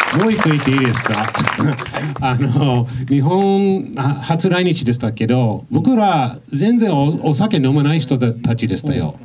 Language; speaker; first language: Japanese; non-native, fluent; English